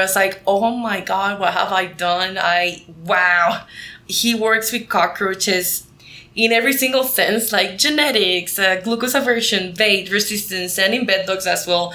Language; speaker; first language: English; non-native, fluent; Spanish